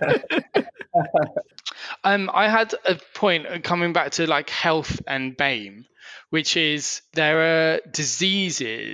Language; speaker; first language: English; native; English